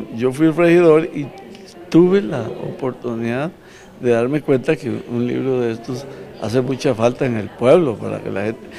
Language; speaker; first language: Spanish; native; Spanish